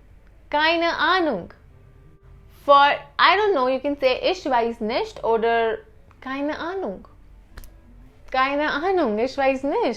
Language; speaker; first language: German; non-native, fluent; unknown